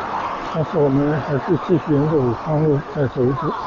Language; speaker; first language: Chinese; native; Chinese